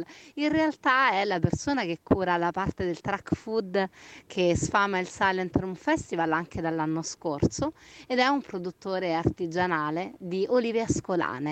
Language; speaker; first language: Italian; native; Italian